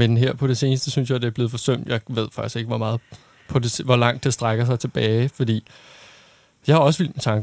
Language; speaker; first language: Danish; native; Danish